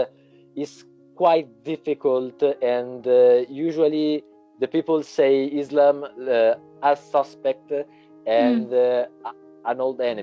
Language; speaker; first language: English; non-native, learner; Italian